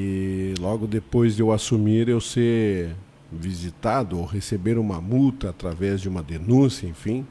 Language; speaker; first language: Portuguese; native; Portuguese